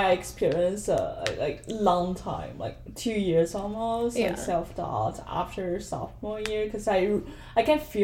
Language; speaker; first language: English; non-native, fluent; Chinese